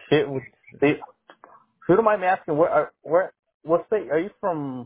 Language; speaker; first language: English; early bilingual, other home language; Spanish